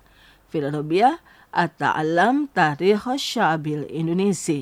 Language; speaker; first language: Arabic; non-native, fluent; Indonesian